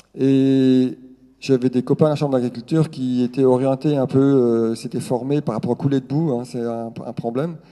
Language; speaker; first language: French; non-native, local second language; Swiss German